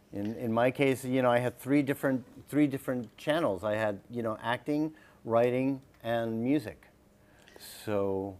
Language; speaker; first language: English; native; English